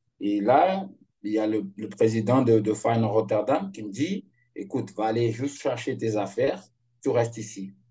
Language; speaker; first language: French; non-native, fluent; Portuguese